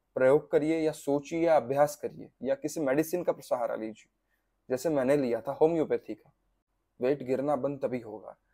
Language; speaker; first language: Hindi; non-native, local second language; Gujarati